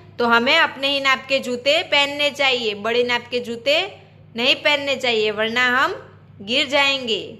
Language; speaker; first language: Hindi; non-native, local second language; Gujarati